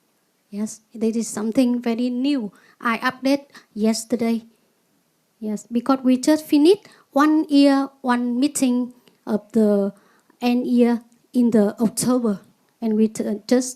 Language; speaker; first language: English; non-native, learner; Vietnamese